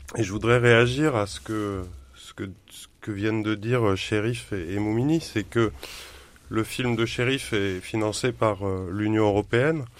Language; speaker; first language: French; native; French